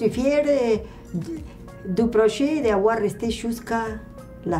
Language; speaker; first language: French; non-native, local second language; Spanish